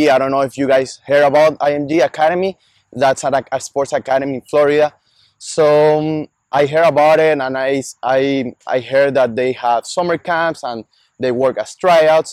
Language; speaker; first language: English; non-native, fluent; Spanish